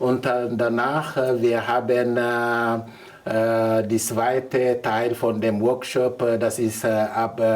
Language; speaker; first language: German; non-native, learner; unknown